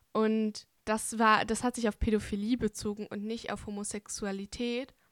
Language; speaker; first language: German; native; German